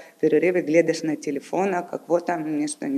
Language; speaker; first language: Bulgarian; non-native, learner; Ukrainian